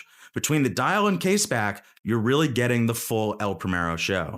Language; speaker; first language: English; native; English